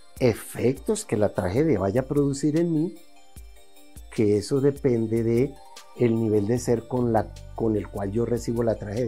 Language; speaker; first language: Spanish; native; Spanish